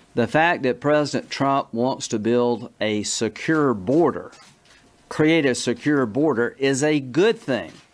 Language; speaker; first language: English; native; English